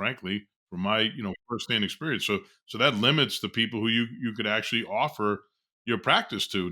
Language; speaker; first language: English; native; English